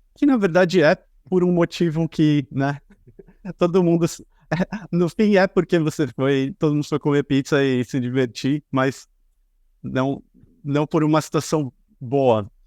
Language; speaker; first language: Portuguese; native; Portuguese